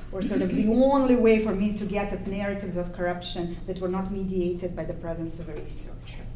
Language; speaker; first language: English; non-native, fluent; Ukrainian